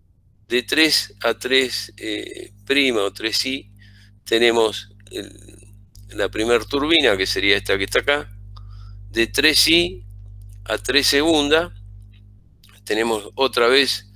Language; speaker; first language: Spanish; native; Spanish